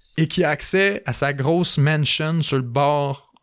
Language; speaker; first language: French; native; French